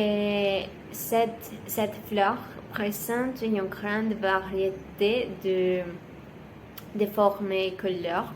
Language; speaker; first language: French; non-native, learner; Spanish